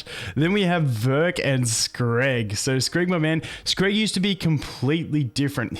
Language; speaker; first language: English; native; English